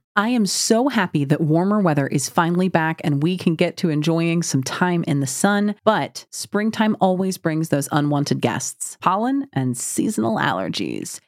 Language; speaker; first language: English; native; English